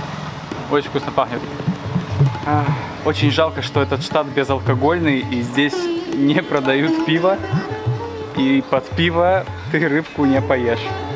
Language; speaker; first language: Russian; native; Russian